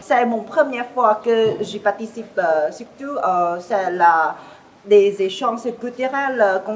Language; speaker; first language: French; non-native, learner; Khmer